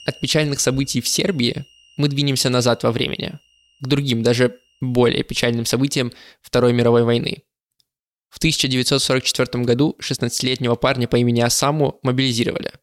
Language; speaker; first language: Russian; native; Russian